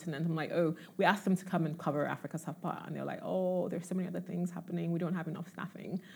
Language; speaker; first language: English; non-native, local second language; Igbo